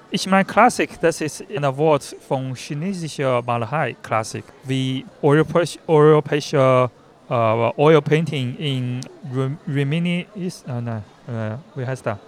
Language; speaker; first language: German; non-native, learner; Chinese